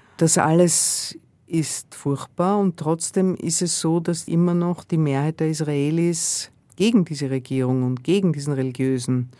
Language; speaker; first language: German; native; German